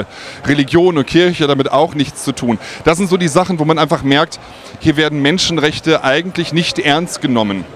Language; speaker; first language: German; native; German